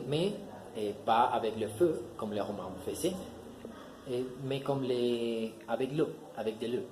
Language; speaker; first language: French; non-native, learner; Spanish